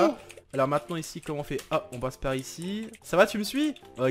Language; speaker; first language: French; native; French